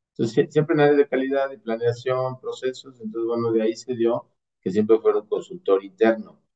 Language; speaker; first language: Spanish; native; Spanish